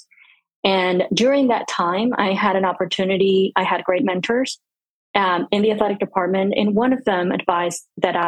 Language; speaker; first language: English; non-native, fluent; Spanish